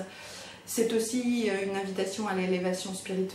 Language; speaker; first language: French; native; French